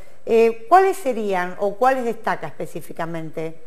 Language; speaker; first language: Spanish; native; Spanish